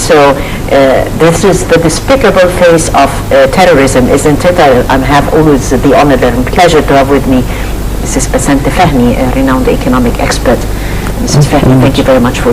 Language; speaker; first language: English; non-native, fluent; Arabic